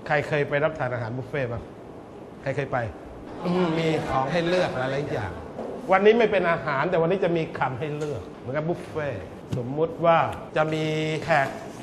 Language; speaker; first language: Thai; native; Thai